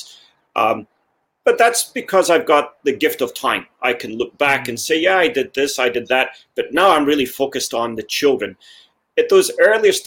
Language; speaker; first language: English; native; English